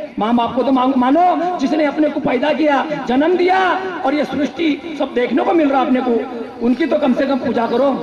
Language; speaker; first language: Hindi; non-native, local second language; Marathi